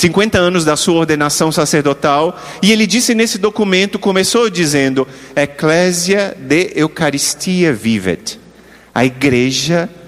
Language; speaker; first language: Portuguese; native; Portuguese